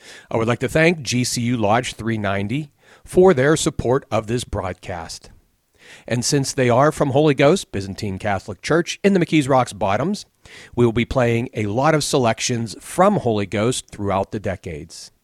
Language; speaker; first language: English; native; English